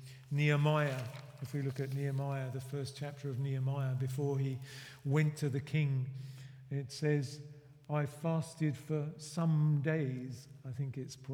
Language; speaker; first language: English; native; English